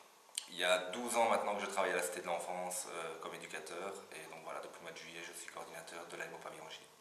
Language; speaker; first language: French; native; French